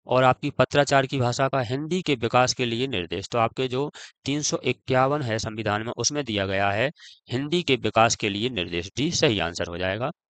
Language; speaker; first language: Hindi; native; Hindi